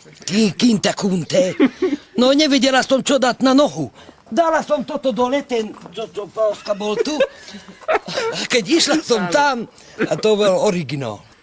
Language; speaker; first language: Slovak; non-native, local second language; Hungarian